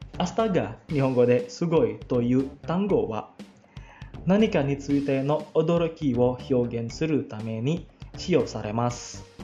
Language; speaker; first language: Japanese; non-native, fluent; Indonesian